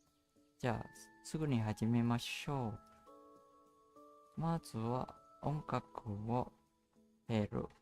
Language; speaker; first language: Japanese; non-native, learner; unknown